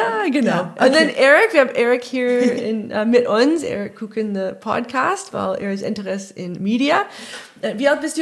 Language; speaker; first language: German; non-native, learner; English